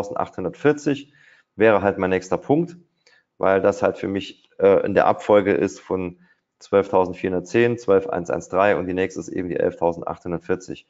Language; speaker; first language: German; native; German